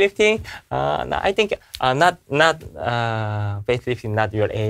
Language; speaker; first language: English; non-native, learner; Korean